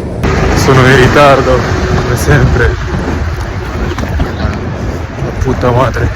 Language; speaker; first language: Italian; non-native, learner; Spanish